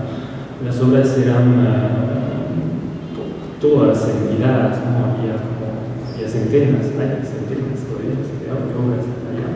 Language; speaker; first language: Spanish; non-native, fluent; French